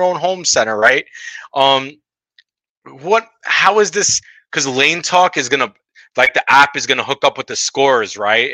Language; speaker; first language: English; native; English